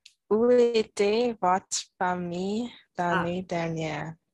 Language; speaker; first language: French; non-native, learner; English